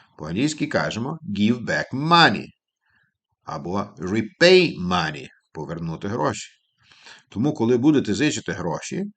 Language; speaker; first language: Ukrainian; native; Ukrainian